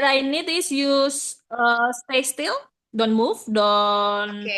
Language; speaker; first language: English; non-native, learner; Indonesian